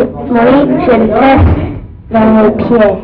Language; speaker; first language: French; non-native, learner; English